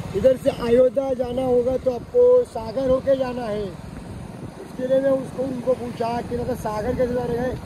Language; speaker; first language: Hindi; non-native, local second language; Marathi